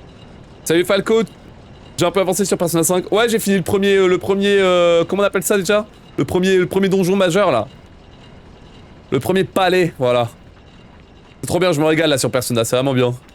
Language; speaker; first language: French; native; French